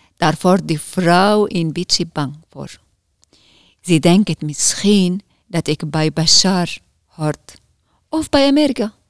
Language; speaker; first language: Dutch; non-native, learner; Arabic